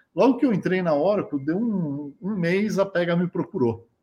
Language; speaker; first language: Portuguese; native; Portuguese